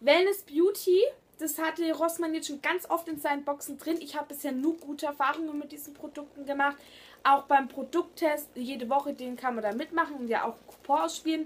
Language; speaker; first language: German; native; German